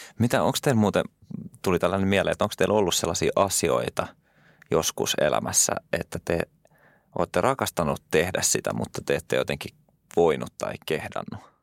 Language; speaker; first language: Finnish; early bilingual, other home language; French